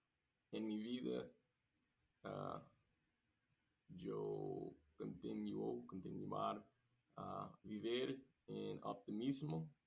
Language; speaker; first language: Spanish; non-native, learner; English